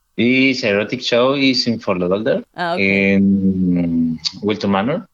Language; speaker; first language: English; non-native, learner; Spanish